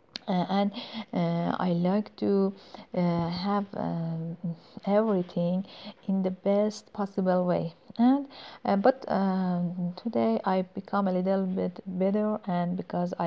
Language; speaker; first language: English; non-native, learner; Persian